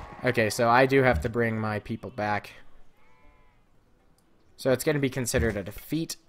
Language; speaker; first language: English; native; English